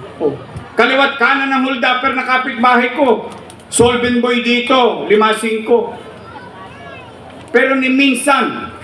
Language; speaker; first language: Filipino; native; Filipino